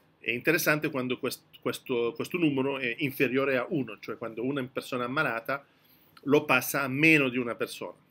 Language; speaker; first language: Italian; early bilingual, heritage; French